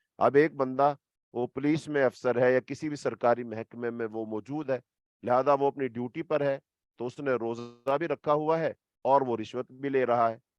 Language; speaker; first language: Urdu; native; Urdu